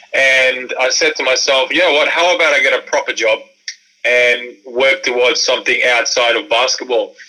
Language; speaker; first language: English; early bilingual, other home language; Croatian